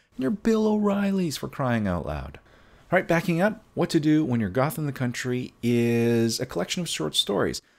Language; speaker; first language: English; native; English